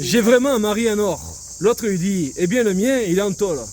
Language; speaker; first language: French; native; French